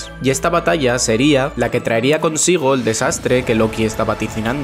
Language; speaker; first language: Spanish; native; Spanish